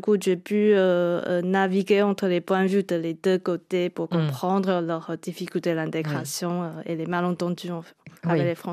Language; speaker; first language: French; non-native, fluent; Chinese